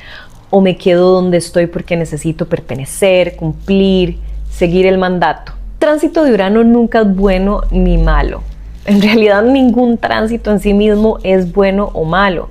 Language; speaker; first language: Spanish; native; Spanish